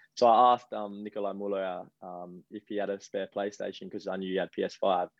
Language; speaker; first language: English; native; English